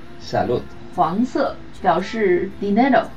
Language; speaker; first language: Spanish; non-native, fluent; Chinese